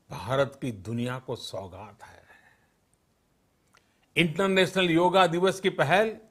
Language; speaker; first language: Hindi; non-native, local second language; Gujarati